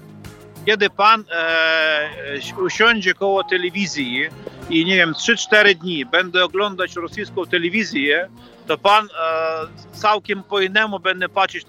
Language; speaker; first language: Polish; non-native, fluent; Ukrainian